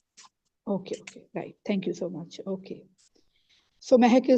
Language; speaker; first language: English; non-native, fluent; Urdu